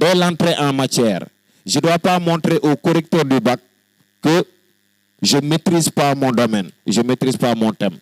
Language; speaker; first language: French; non-native, local second language; Wolof